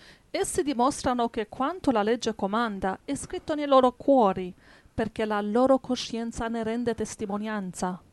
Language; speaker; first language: Italian; native; Italian